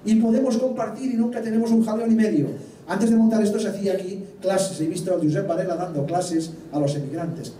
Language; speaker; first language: Spanish; non-native, local second language; Catalan